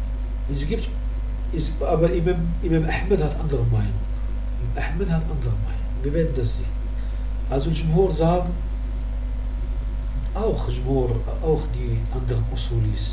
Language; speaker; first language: German; non-native, learner; Arabic